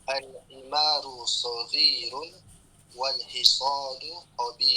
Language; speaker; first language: Arabic; non-native, learner; Malay